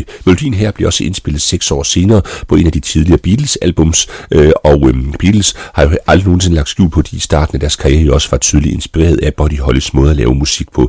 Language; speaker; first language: Danish; native; Danish